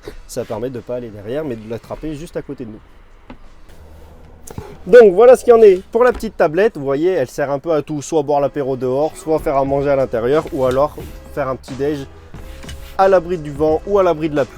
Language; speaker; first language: French; native; French